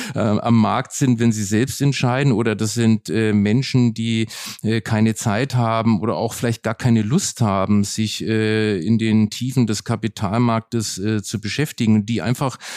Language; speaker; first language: German; native; German